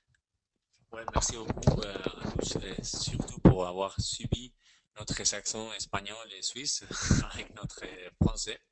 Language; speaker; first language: French; non-native, fluent; Spanish